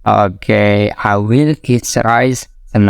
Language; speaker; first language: English; non-native, fluent; Indonesian